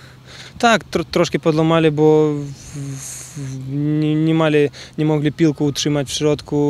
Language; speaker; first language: Polish; non-native, learner; Ukrainian